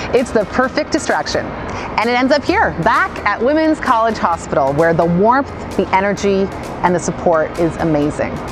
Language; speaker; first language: English; native; English